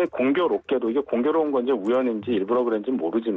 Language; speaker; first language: Korean; native; Korean